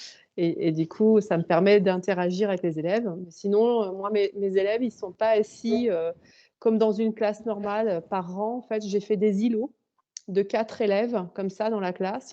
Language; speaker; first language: French; native; French